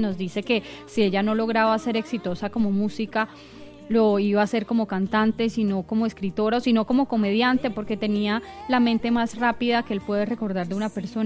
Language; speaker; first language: Spanish; native; Spanish